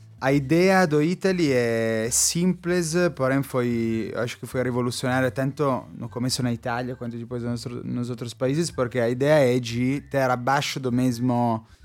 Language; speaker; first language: Portuguese; non-native, fluent; Italian